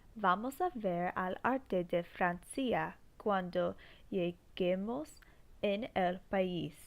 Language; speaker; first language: Spanish; non-native, learner; English